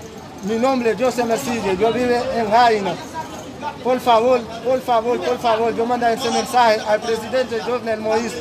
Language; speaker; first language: Spanish; non-native, learner; Haitian Creole